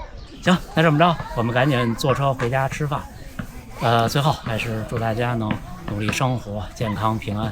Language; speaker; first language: Chinese; native; Chinese